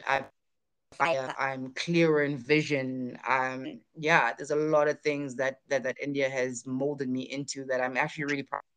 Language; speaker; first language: English; non-native, local second language; Zulu